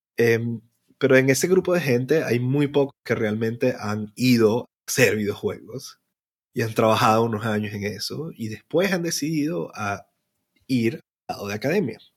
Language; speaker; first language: Spanish; native; Spanish